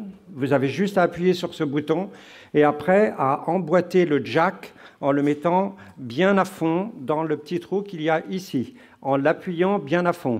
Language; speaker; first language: French; native; French